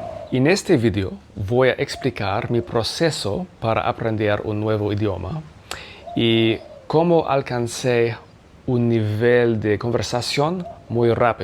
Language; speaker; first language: Spanish; non-native, learner; English